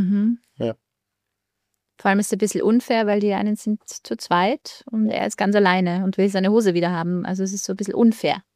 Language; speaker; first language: German; native; German